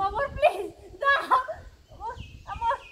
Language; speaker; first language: Spanish; native; Spanish